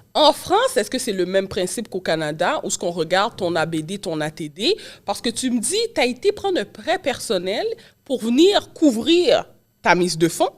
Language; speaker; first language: French; early bilingual, other home language; Haitian Creole